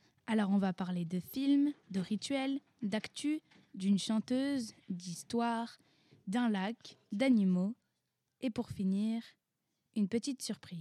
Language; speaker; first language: French; native; French